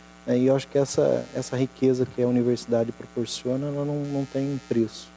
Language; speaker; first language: Portuguese; native; Portuguese